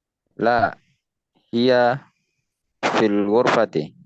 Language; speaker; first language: Arabic; non-native, learner; Indonesian